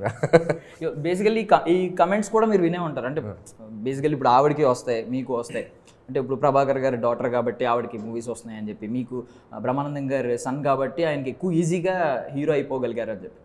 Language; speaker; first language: Telugu; native; Telugu